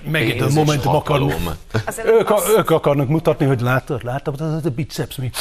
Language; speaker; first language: Hungarian; non-native, fluent; English